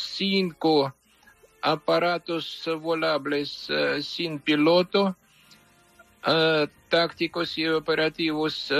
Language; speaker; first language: Spanish; non-native, fluent; Ukrainian